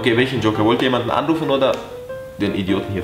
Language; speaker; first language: German; native; German